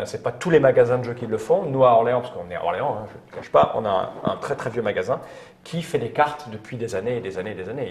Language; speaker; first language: French; native; French